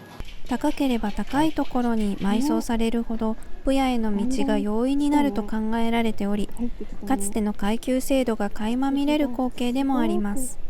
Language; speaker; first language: Japanese; native; Japanese